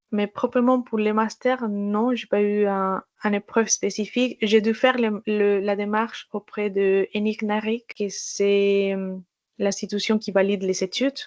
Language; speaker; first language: French; non-native, fluent; Spanish